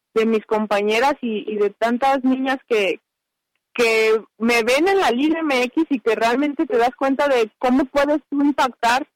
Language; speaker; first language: Spanish; native; Spanish